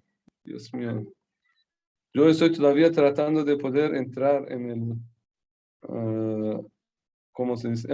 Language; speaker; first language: Spanish; non-native, fluent; Persian